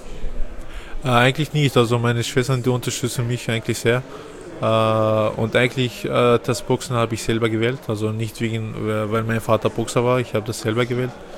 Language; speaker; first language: German; non-native, fluent; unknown